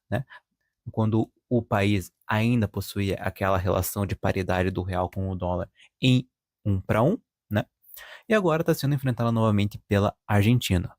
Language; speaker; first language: Portuguese; native; Portuguese